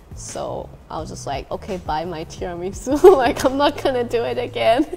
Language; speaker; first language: English; non-native, fluent; Thai